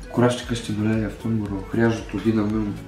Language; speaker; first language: Greek; non-native, learner; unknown